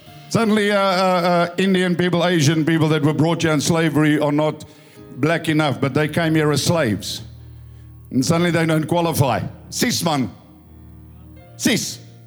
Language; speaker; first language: English; non-native, local second language; Afrikaans